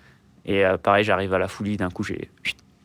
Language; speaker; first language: French; native; French